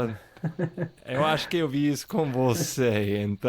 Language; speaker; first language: Portuguese; non-native, fluent; English